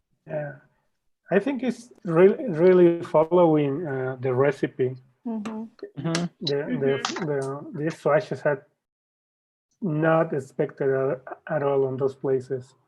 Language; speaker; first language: English; non-native, fluent; Spanish